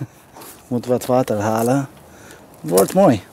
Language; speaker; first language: Dutch; non-native, fluent; Arabic